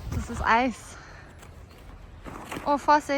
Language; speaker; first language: German; early bilingual, heritage; Norwegian